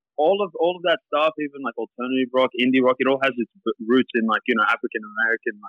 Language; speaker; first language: English; native; English